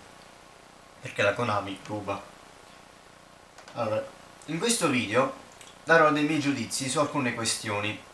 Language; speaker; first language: Italian; native; Italian